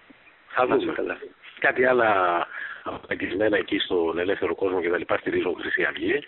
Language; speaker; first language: Greek; native; Greek